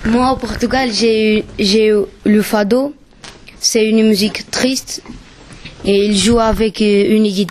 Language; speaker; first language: French; non-native, learner; Portuguese